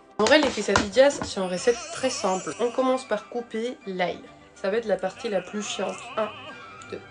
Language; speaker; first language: French; non-native, fluent; Spanish